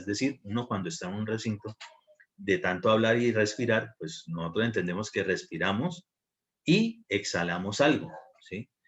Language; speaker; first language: Spanish; native; Spanish